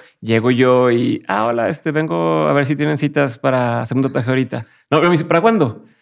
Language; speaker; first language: Spanish; native; Spanish